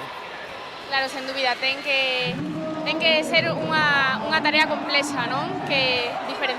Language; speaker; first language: Galician; native; Galician